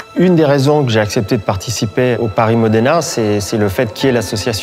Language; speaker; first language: French; native; French